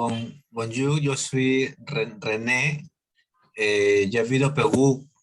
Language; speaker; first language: French; non-native, learner; Spanish